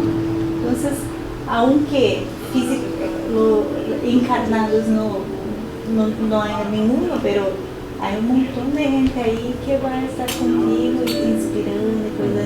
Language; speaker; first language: Spanish; non-native, fluent; Portuguese